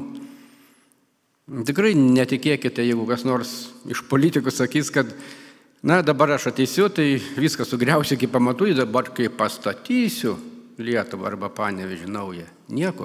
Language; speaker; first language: Lithuanian; native; Lithuanian